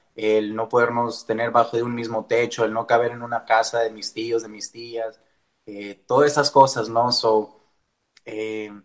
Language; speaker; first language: Spanish; early bilingual, heritage; Spanish